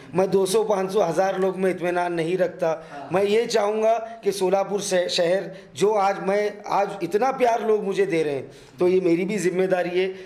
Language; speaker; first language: Hindi; non-native, local second language; Urdu